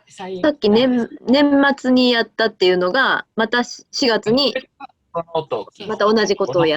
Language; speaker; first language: Japanese; native; Japanese